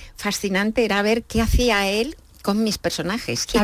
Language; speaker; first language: Spanish; native; Spanish